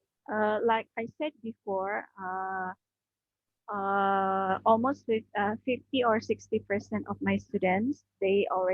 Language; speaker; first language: English; non-native, learner; Indonesian